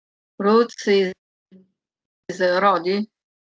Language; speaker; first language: English; non-native, learner; Italian